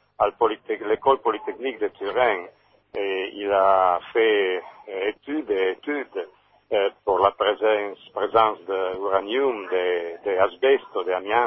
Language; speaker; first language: French; non-native, learner; Italian